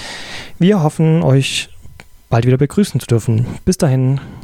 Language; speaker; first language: German; native; German